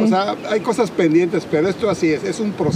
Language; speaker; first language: Spanish; native; Spanish